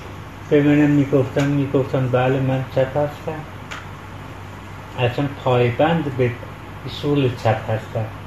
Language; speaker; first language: Persian; non-native, local second language; Central Kurdish